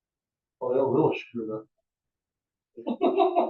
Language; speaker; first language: English; native; English